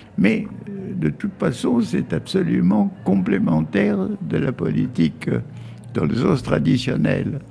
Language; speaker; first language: French; native; French